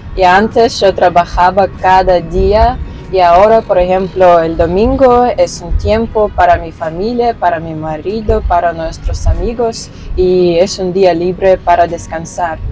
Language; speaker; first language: Spanish; non-native, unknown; Russian